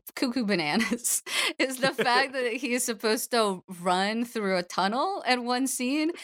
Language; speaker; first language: English; early bilingual, other home language; Russian